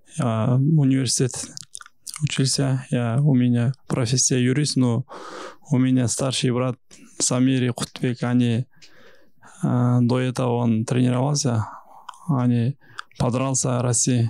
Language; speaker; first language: Russian; non-native, local second language; Kyrgyz